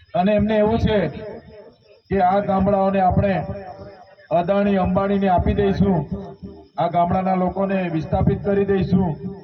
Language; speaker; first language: Gujarati; non-native, local second language; Vasavi